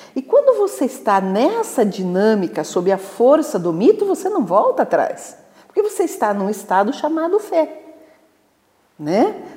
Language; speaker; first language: Portuguese; native; Portuguese